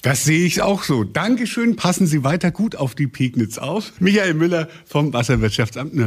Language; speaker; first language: German; native; German